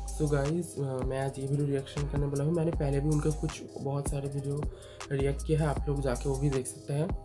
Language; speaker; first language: Hindi; non-native, local second language; Bangla